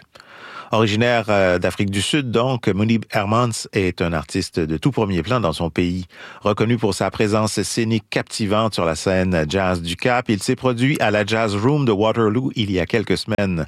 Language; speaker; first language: French; native; French